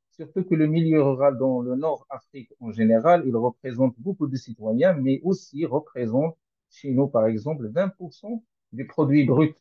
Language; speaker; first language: French; non-native, local second language; Arabic